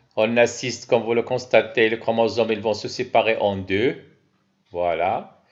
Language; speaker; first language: French; non-native, local second language; Arabic